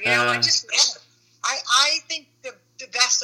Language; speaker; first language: English; native; English